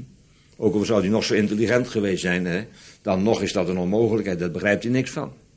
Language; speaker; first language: Dutch; native; Dutch